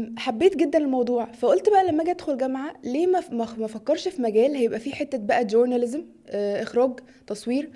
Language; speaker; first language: Egyptian Arabic; early bilingual, heritage; Arabic